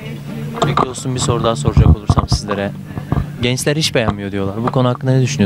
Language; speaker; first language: Turkish; native; Turkish